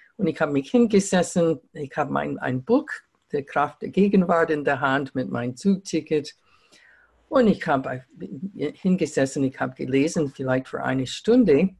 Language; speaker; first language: German; non-native, fluent; English